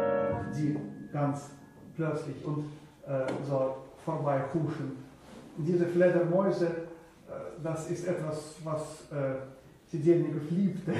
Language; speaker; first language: German; non-native, fluent; Russian